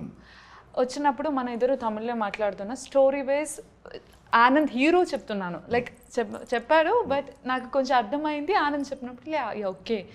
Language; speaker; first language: Telugu; non-native, learner; Malayalam